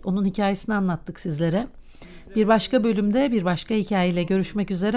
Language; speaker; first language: Turkish; native; Turkish